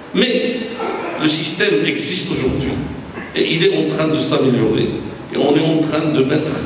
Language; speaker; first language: French; non-native, local second language; Arabic